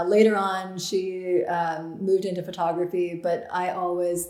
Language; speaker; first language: English; native; English